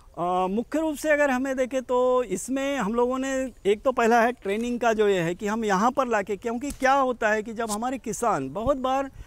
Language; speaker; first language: Hindi; native; Hindi